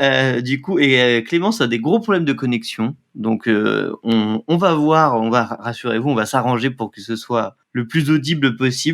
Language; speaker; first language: French; native; French